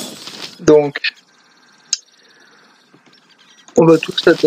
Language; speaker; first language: French; native; French